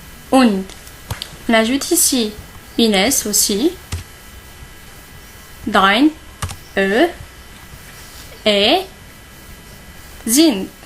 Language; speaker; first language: French; non-native, local second language; Arabic